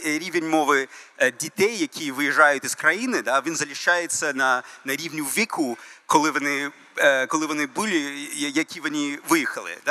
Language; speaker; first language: Ukrainian; early bilingual, heritage; Ukrainian